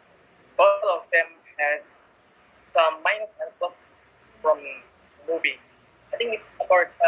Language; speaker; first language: English; non-native, learner; Indonesian